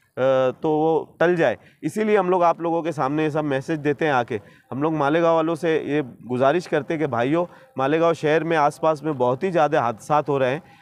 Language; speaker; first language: Hindi; non-native, local second language; Urdu